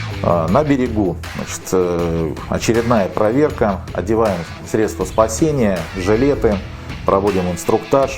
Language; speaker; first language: Russian; native; Russian